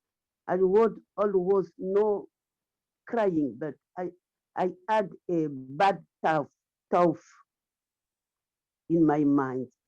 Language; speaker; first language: English; non-native, learner; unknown